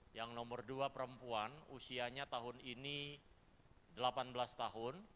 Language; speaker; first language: Indonesian; native; Indonesian